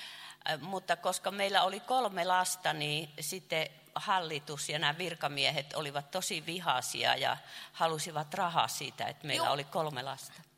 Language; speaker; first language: Finnish; non-native, fluent; Chinese